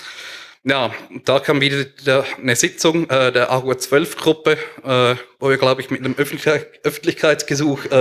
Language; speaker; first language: German; native; German